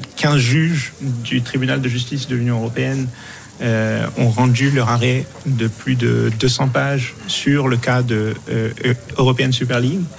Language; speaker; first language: French; non-native, local second language; Arabic